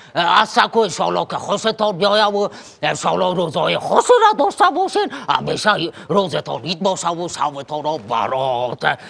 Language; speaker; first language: Persian; native; Persian